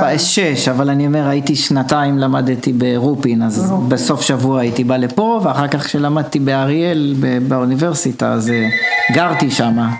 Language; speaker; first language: Hebrew; native; Hebrew